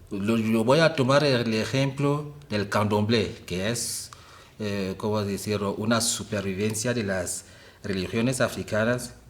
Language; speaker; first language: Spanish; non-native, fluent; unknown